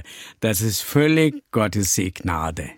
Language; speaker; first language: German; non-native, learner; Tamil